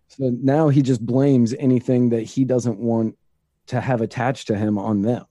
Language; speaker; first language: English; native; English